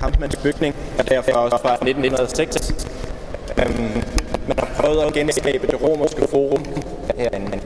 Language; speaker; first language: Danish; native; Danish